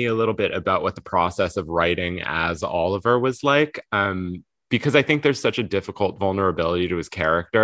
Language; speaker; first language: English; native; English